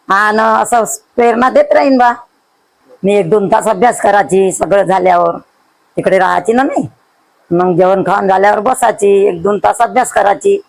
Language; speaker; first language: Marathi; native; Marathi